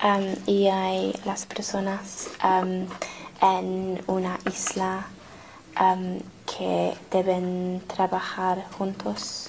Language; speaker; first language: Spanish; non-native, learner; English